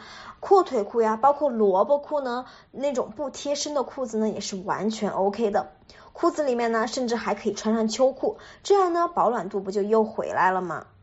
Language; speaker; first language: Chinese; native; Chinese